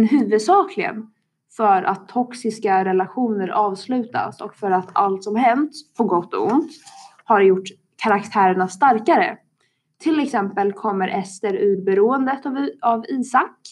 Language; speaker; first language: Swedish; native; Swedish